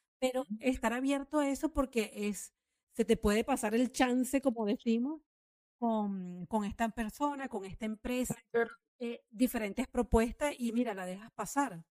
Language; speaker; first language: Spanish; native; Spanish